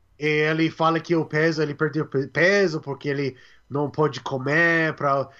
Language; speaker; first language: Portuguese; non-native, learner; English